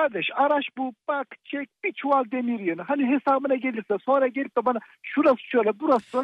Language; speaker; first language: Turkish; native; Turkish